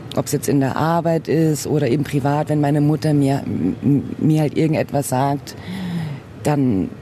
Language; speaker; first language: German; early bilingual, other home language; Portuguese